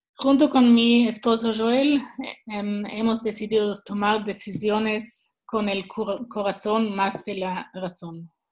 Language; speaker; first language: Spanish; non-native, learner; Swiss German